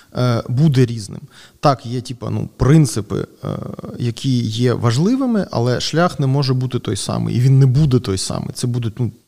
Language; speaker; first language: Ukrainian; non-native, local second language; Russian